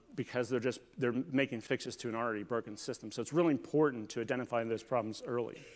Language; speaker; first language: English; native; English